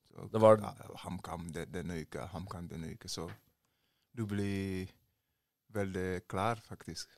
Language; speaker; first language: Norwegian; non-native, learner; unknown